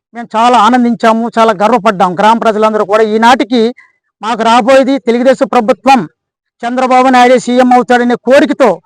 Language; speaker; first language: Telugu; native; Telugu